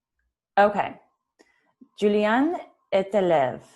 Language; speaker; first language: French; non-native, learner; English